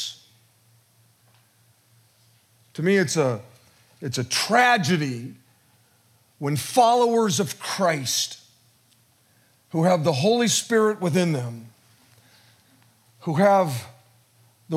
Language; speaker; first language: English; native; English